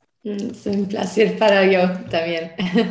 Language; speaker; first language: Spanish; non-native, learner; French